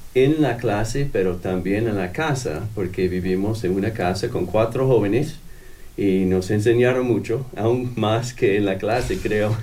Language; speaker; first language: Spanish; non-native, fluent; English